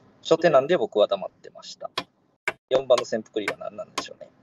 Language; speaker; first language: Japanese; native; Japanese